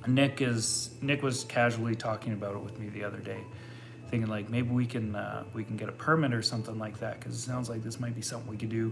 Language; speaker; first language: English; native; English